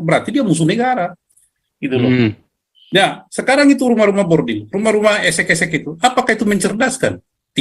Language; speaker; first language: Indonesian; native; Indonesian